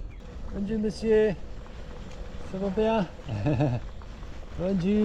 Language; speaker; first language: French; non-native, learner; Spanish